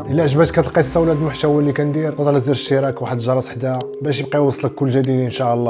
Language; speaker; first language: Arabic; native; Arabic